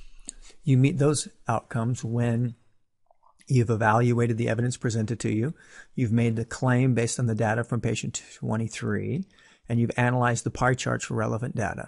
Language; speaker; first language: English; native; English